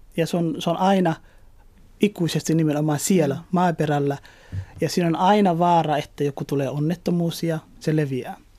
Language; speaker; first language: Finnish; early bilingual, other home language; Somali